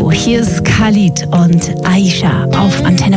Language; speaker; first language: German; native; German